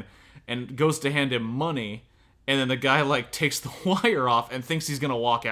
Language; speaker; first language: English; native; English